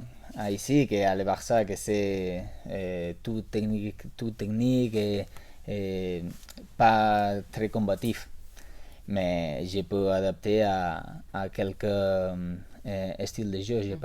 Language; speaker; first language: French; non-native, learner; Spanish